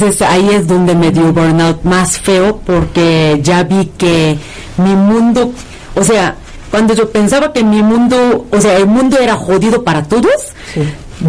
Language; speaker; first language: Spanish; non-native, fluent; Korean